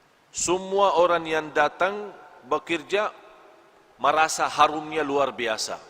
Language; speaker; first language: Indonesian; non-native, fluent; Arabic